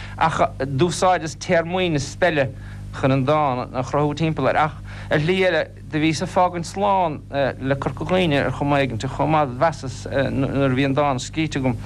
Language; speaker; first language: Irish; non-native, local second language; English